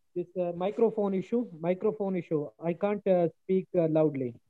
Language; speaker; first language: English; non-native, local second language; Urdu